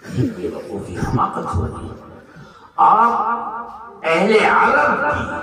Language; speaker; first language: Urdu; native; Urdu